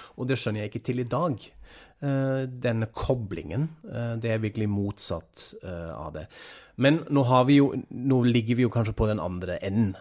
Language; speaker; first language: Norwegian; non-native, fluent; German